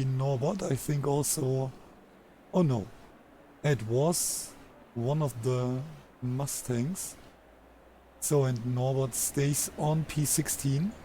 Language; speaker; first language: English; non-native, fluent; German